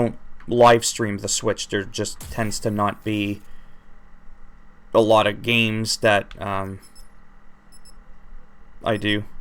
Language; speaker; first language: English; native; English